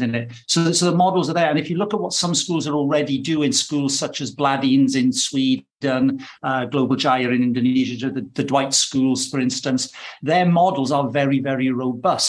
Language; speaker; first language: English; native; English